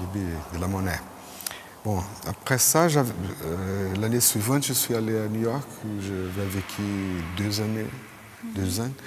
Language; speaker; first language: French; non-native, fluent; Portuguese